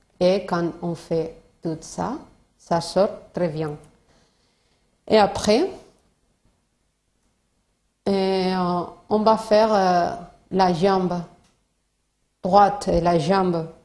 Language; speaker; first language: French; non-native, learner; Spanish